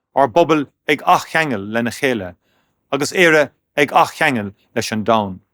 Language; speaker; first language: Irish; non-native, local second language; English